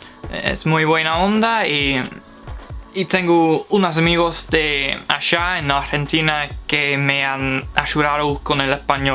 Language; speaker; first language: Spanish; non-native, fluent; English